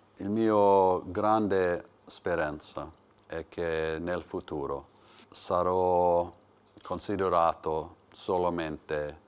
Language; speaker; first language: Italian; non-native, learner; English